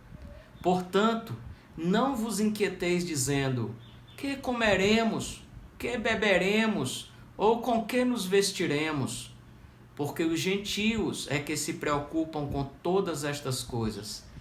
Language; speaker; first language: Portuguese; native; Portuguese